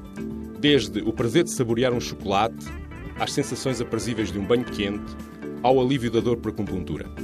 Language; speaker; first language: Portuguese; native; Portuguese